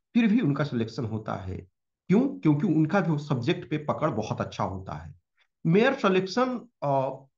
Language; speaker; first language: Hindi; native; Hindi